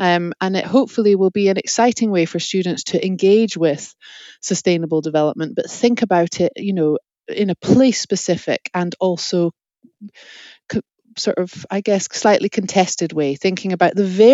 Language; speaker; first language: English; native; English